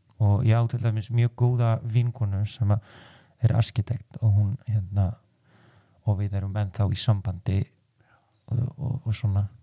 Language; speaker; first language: Icelandic; non-native, fluent; Polish